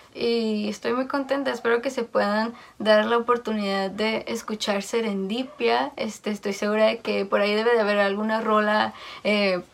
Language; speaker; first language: Spanish; native; Spanish